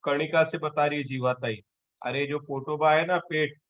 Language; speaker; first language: Hindi; non-native, local second language; Marathi